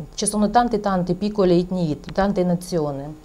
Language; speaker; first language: Italian; non-native, learner; Ukrainian